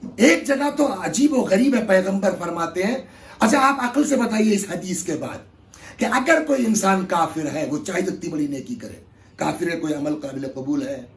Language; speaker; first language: Urdu; native; Urdu